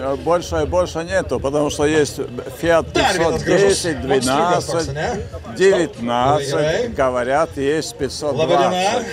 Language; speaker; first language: Russian; non-native, fluent; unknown